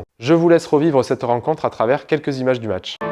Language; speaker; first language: French; native; French